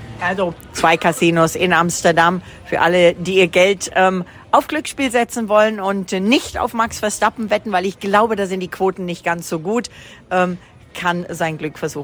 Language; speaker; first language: German; native; German